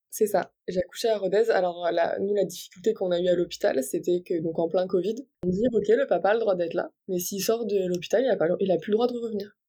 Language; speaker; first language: French; native; French